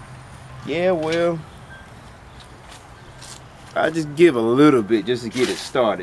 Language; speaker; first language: English; native; English